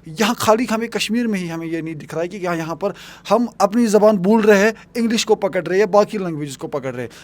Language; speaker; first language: Urdu; non-native, local second language; Kashmiri